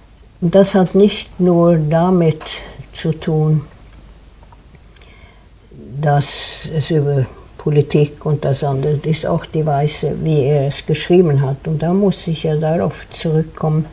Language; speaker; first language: German; non-native, fluent; Swedish